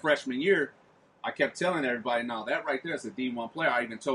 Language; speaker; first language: English; native; English